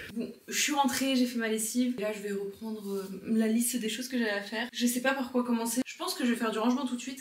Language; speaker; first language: French; native; French